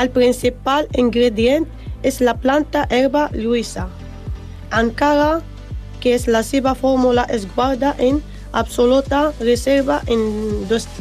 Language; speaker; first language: Catalan; non-native, learner; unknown